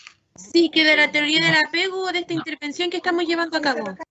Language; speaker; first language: Spanish; native; Spanish